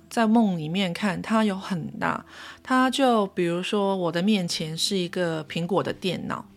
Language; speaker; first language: Chinese; non-native, local second language; Cantonese